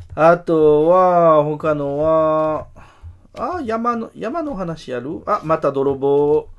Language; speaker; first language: Japanese; non-native, learner; French